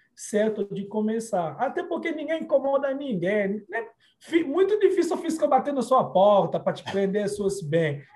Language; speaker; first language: Portuguese; non-native, fluent; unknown